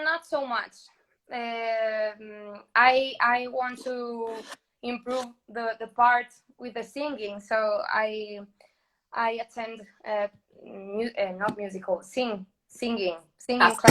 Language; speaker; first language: English; non-native, learner; Spanish